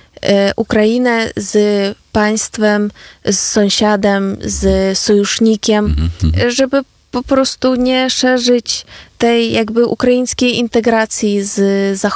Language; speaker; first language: Polish; non-native, fluent; Ukrainian